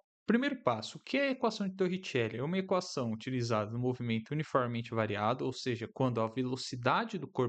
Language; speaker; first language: Portuguese; native; Portuguese